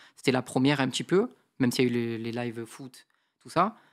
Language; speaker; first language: French; native; French